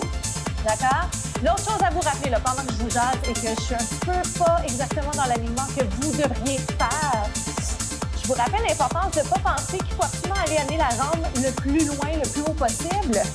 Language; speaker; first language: French; native; French